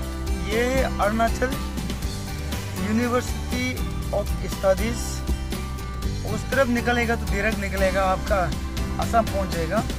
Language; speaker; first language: Hindi; non-native, local second language; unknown